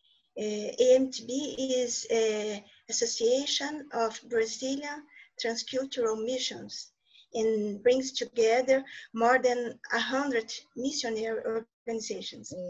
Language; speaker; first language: English; non-native, learner; Portuguese